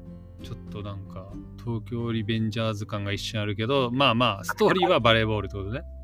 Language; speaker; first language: Japanese; native; Japanese